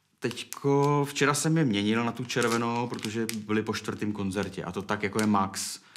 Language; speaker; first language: Czech; native; Czech